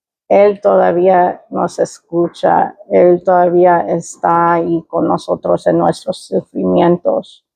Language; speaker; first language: Spanish; early bilingual, heritage; Spanish